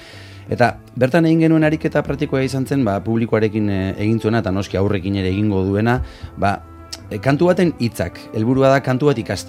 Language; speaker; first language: Basque; native; Basque